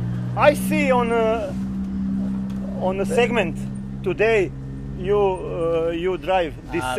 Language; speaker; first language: English; non-native, learner; Serbian